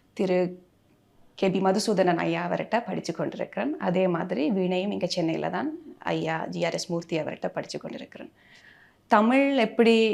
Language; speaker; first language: Tamil; early bilingual, heritage; Tamil